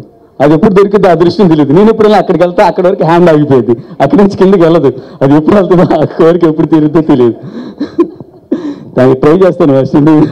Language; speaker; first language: Telugu; native; Telugu